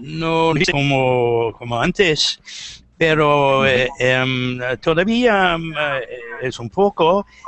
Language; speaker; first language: Spanish; non-native, learner; English